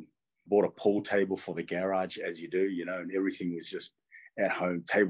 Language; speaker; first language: English; non-native, local second language; Tongan